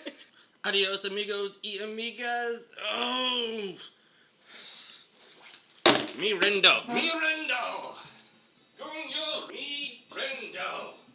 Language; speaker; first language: Spanish; non-native, learner; English